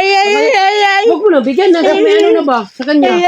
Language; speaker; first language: Filipino; non-native, local second language; Cebuano